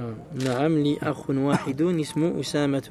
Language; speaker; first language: Arabic; non-native, fluent; French